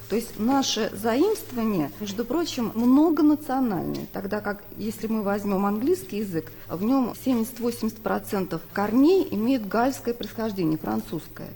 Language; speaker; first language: Russian; native; Russian